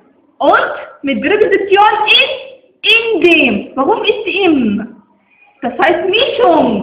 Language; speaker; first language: German; non-native, fluent; Arabic